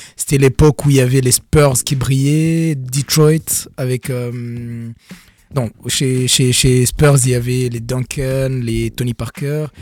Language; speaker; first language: French; non-native, local second language; Kinyarwanda